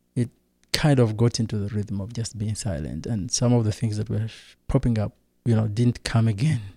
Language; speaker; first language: English; non-native, local second language; Kinyarwanda